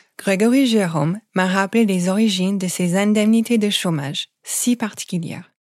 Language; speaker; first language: French; non-native, fluent; English